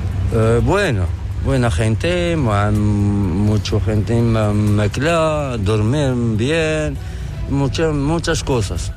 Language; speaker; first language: Spanish; non-native, learner; Arabic